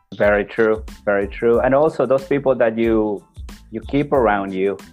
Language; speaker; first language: English; non-native, fluent; Spanish